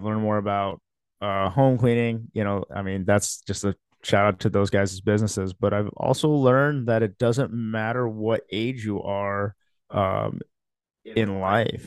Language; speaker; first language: English; native; English